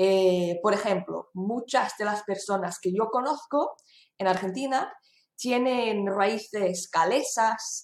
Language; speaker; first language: Spanish; non-native, fluent; English